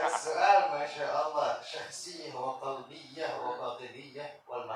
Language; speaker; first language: Arabic; non-native, fluent; Indonesian